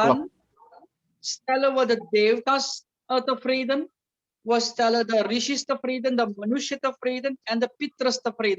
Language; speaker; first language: Dutch; non-native, local second language; Caribbean Hindustani